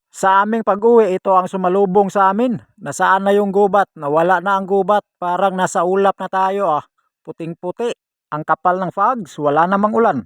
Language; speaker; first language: Filipino; non-native, local second language; Cebuano